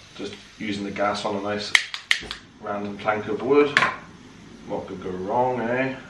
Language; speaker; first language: English; native; English